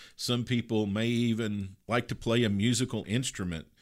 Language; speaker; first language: English; native; English